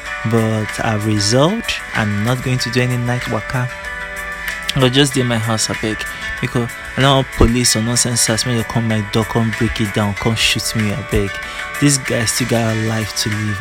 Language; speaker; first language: English; non-native, local second language; Igbo